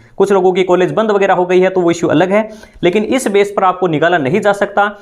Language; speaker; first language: Hindi; native; Hindi